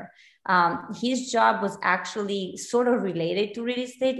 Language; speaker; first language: English; non-native, fluent; Romanian